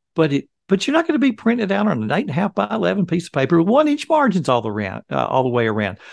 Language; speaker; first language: English; native; English